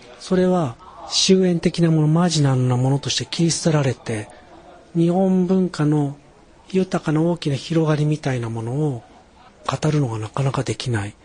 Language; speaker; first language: Japanese; native; Japanese